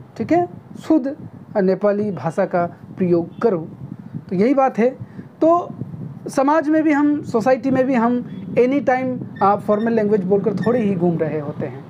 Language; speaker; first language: Hindi; non-native, local second language; Nepali